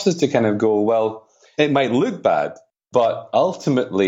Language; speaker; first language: English; native; English